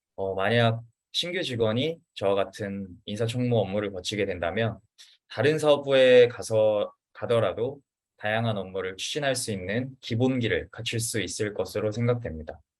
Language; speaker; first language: Korean; native; Korean